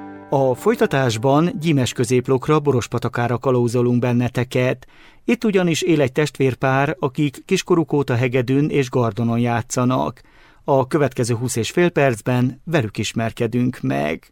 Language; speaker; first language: Hungarian; native; Hungarian